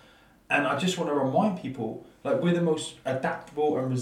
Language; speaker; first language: English; native; English